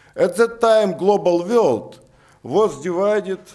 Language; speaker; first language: English; non-native, fluent; Russian